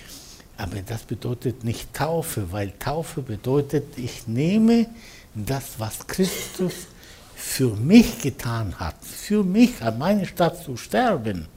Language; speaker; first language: German; non-native, fluent; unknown